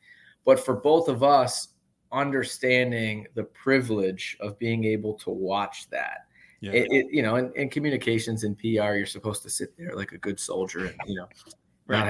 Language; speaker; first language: English; native; English